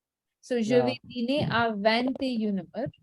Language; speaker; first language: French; non-native, fluent; Hindi